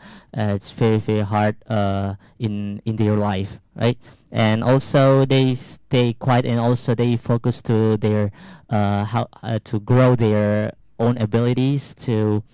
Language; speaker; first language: English; non-native, learner; Indonesian